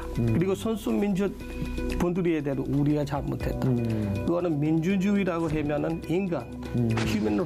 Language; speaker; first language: Korean; non-native, learner; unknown